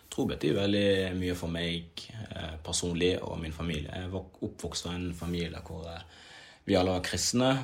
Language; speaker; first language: Norwegian; early bilingual, other home language; Swahili